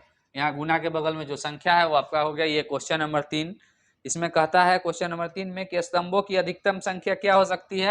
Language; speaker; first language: Hindi; native; Hindi